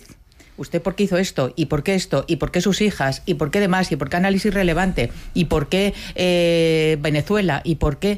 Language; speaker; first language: Spanish; native; Spanish